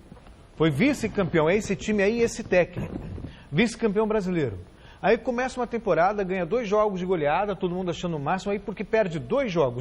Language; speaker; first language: Portuguese; native; Portuguese